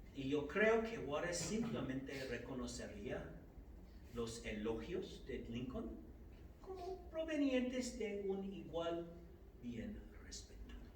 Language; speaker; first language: Spanish; non-native, fluent; English